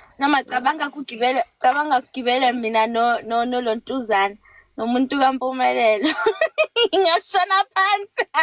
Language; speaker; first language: Zulu; non-native, local second language; Tswana